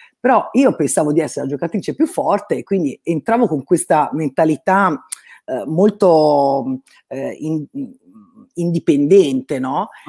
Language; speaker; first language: Italian; native; Italian